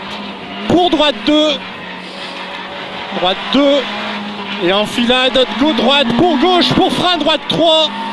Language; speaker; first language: French; native; French